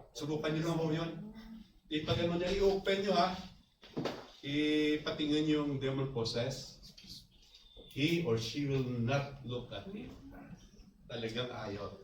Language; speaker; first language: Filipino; non-native, local second language; Hiligaynon